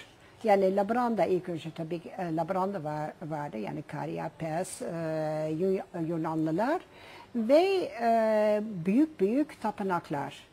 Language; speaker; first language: Turkish; non-native, fluent; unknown